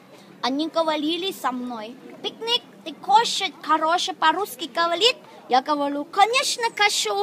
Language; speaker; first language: Russian; non-native, learner; Chinese